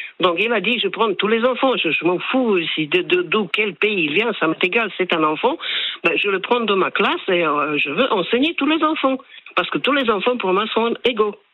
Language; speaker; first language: French; non-native, fluent; Slovak